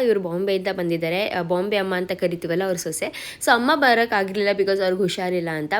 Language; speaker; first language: Kannada; native; Kannada